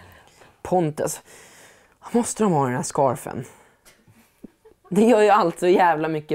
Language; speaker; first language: Swedish; native; Swedish